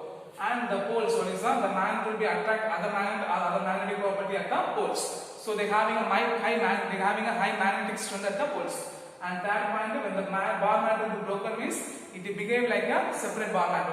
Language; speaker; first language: English; non-native, local second language; Tamil